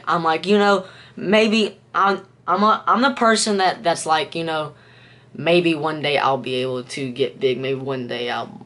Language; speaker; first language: English; native; English